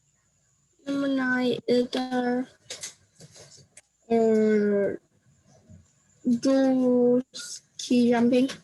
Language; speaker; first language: English; non-native, learner; Vietnamese